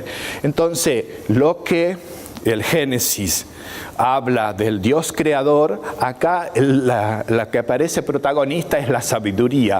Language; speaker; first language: Spanish; native; Spanish